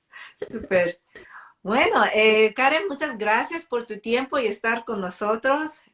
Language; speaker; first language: Spanish; non-native, fluent; Korean